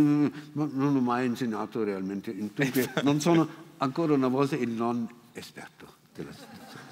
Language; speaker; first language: Italian; non-native, fluent; German